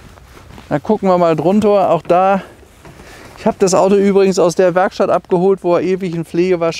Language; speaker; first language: German; native; German